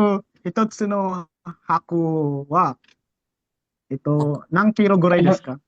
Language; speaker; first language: Japanese; non-native, learner; Filipino